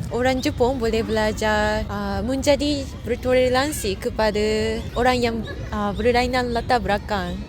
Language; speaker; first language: Malay; non-native, fluent; Japanese